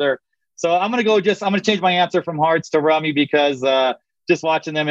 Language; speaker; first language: English; native; English